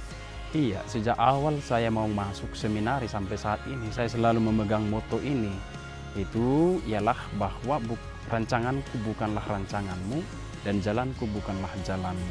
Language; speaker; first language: Indonesian; native; Indonesian